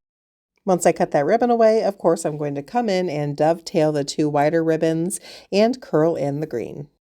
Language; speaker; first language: English; native; English